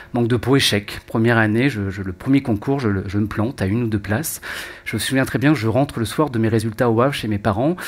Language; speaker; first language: French; native; French